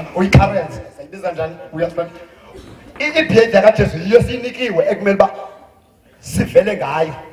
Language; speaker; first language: Zulu; non-native, local second language; Xhosa